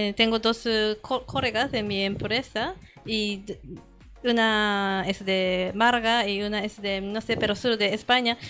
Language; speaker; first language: Spanish; non-native, fluent; Japanese